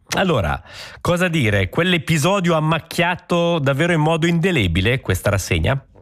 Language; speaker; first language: Italian; native; Italian